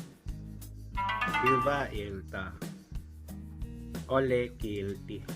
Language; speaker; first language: Finnish; non-native, learner; Filipino